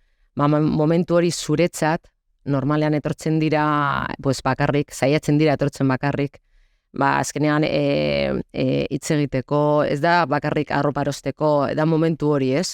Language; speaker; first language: Basque; non-native, local second language; Spanish